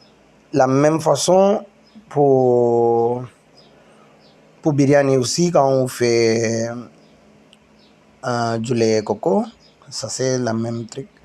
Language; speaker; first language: French; non-native, learner; Tamil